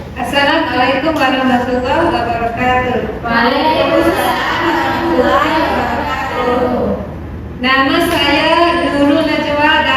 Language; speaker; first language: Indonesian; non-native, learner; Malay